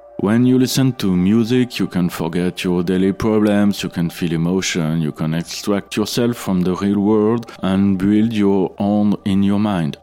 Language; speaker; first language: English; non-native, fluent; French